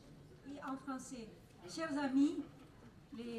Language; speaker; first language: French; non-native, fluent; Russian